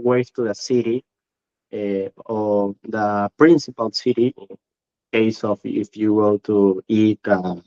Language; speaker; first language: English; non-native, learner; Spanish